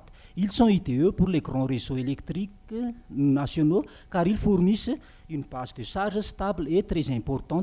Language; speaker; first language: French; non-native, local second language; Malagasy